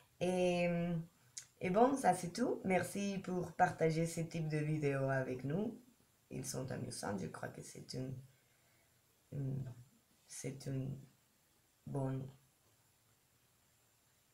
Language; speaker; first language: French; non-native, learner; Spanish